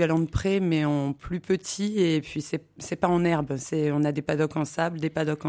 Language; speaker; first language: French; native; French